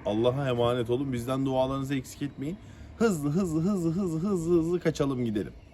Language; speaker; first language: Turkish; early bilingual, heritage; Turkish